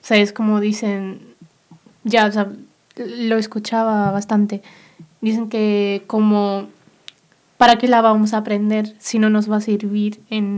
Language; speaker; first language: Spanish; non-native, local second language; Berber languages